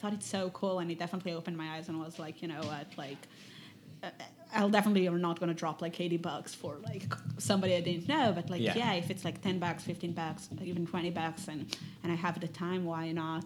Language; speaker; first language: English; non-native, fluent; Hebrew